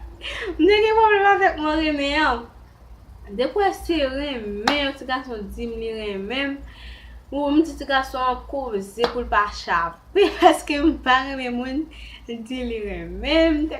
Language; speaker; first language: French; non-native, learner; Haitian Creole